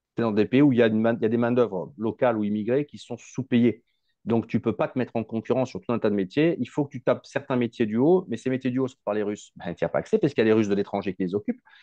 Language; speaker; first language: French; native; French